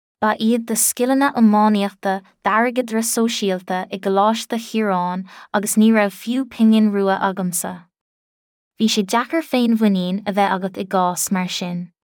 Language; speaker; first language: Irish; non-native, local second language; English